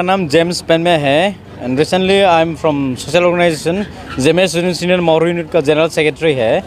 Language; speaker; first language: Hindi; non-native, local second language; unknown